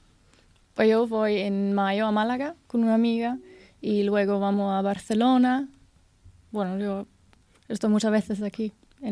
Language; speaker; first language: Spanish; non-native, learner; German